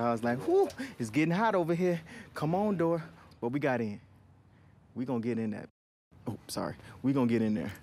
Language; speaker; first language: English; native; English